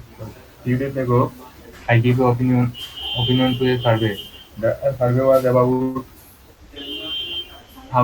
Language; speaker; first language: English; non-native, learner; Bangla